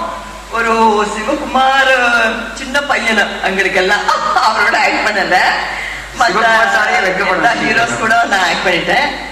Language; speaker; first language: Tamil; non-native, local second language; Telugu